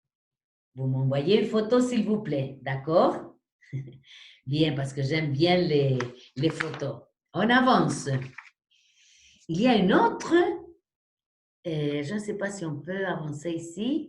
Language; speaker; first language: French; non-native, fluent; Spanish